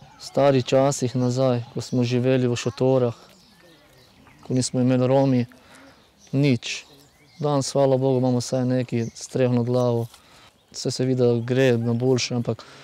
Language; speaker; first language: Slovenian; non-native, local second language; Romany